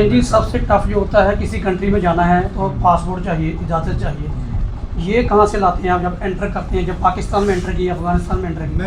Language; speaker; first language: Hindi; non-native, local second language; Punjabi